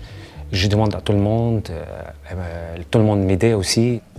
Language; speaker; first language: French; non-native, learner; Arabic